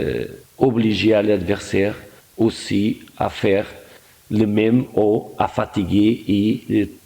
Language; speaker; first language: French; non-native, fluent; Portuguese